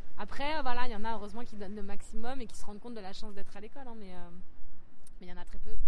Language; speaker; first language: French; native; French